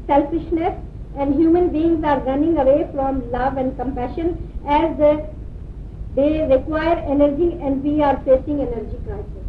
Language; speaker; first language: English; non-native, local second language; Urdu